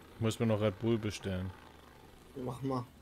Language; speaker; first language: German; native; German